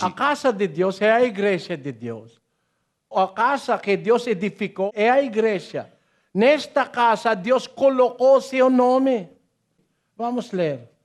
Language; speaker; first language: Portuguese; non-native, learner; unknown